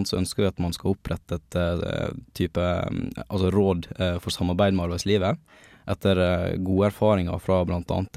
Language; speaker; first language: Norwegian; native; Norwegian